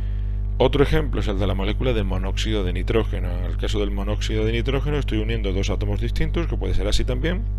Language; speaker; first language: Spanish; native; Spanish